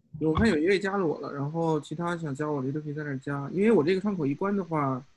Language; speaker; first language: Chinese; native; Chinese